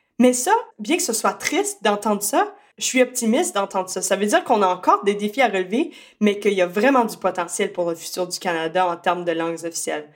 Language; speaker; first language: French; native; French